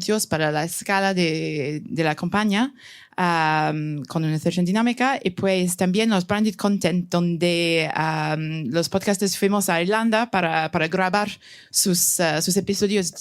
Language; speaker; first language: Spanish; non-native, fluent; English